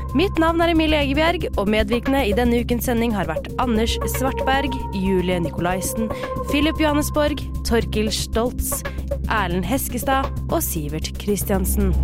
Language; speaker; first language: Norwegian; native; Norwegian